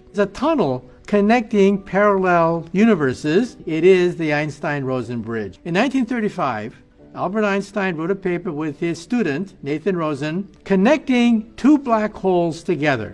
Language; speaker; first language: English; native; English